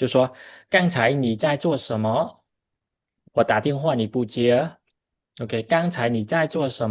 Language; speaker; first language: Chinese; non-native, fluent; Khmer